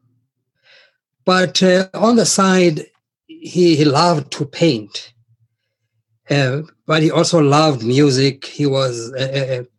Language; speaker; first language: English; non-native, local second language; Xhosa